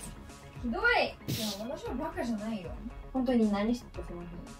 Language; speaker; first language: Japanese; non-native, fluent; English